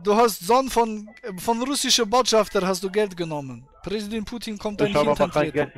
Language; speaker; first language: German; native; German